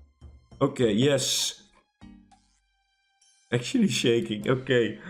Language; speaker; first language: English; non-native, fluent; Dutch